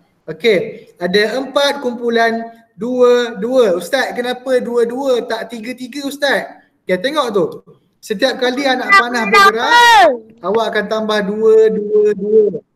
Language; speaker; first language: Malay; native; Malay